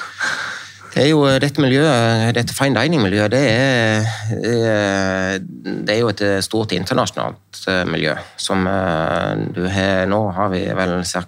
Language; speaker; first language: Norwegian; native; Norwegian